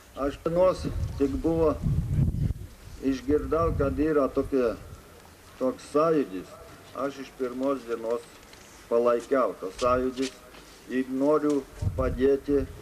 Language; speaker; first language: Lithuanian; early bilingual, other home language; Ukrainian